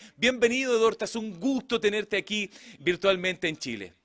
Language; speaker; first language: Spanish; native; Spanish